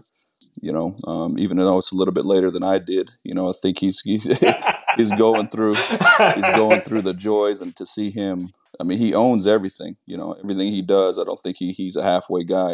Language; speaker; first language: English; native; English